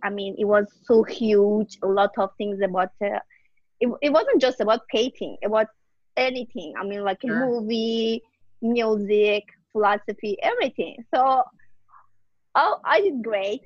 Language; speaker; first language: English; non-native, learner; Persian